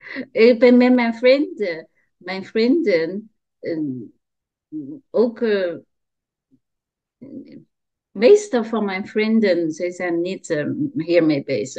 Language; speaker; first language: Dutch; non-native, learner; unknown